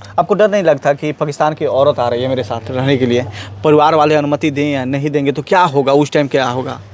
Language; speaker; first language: Hindi; native; Hindi